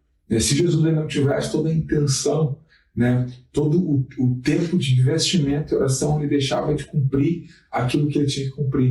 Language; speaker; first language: Portuguese; native; Portuguese